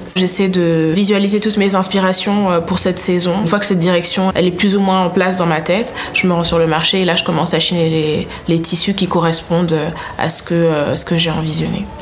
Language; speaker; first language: French; native; French